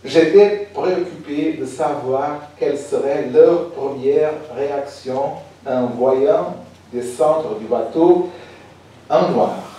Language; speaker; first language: French; non-native, fluent; Portuguese